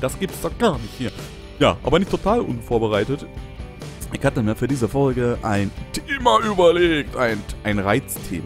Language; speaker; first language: German; native; German